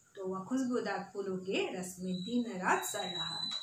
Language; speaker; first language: Hindi; non-native, local second language; Assamese